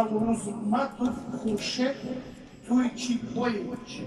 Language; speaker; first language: Russian; non-native, learner; Tajik